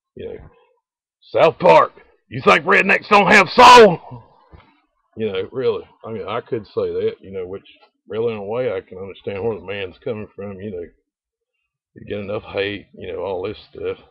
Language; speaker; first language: English; native; English